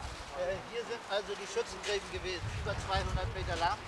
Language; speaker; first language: German; native; German